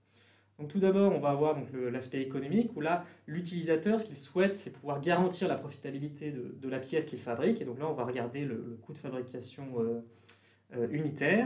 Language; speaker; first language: French; native; French